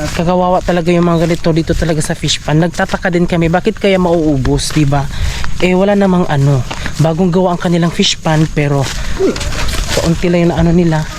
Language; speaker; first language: Filipino; non-native, local second language; Cebuano